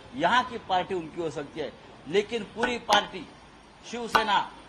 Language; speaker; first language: Hindi; non-native, local second language; Marathi